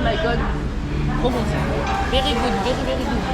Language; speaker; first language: English; non-native, learner; French